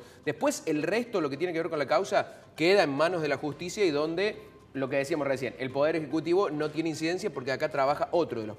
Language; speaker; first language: Spanish; native; Spanish